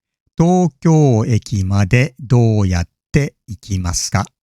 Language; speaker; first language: Japanese; non-native, fluent; English